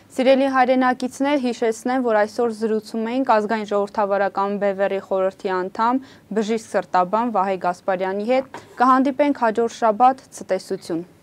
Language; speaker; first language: Armenian; native; Armenian